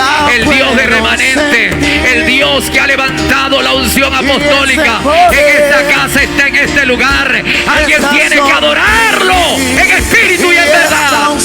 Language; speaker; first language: Spanish; native; Spanish